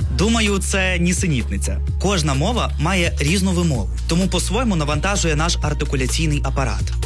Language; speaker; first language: Ukrainian; non-native, local second language; Russian